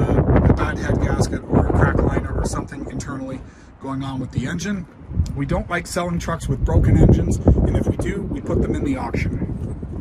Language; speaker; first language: English; native; English